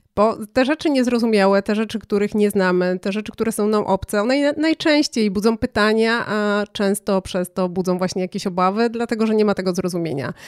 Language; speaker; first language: Polish; native; Polish